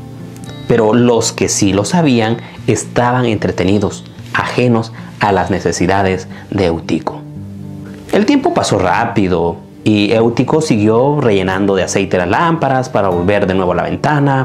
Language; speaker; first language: Spanish; native; Spanish